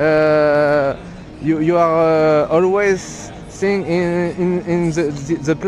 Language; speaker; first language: English; non-native, learner; French